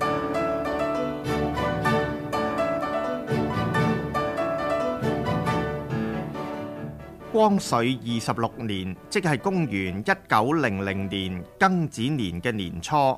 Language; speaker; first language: Chinese; non-native, local second language; Cantonese